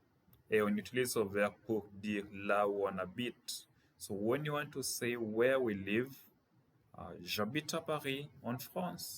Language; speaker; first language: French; non-native, fluent; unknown